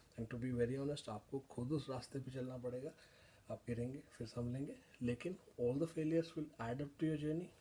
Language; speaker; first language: Hindi; native; Hindi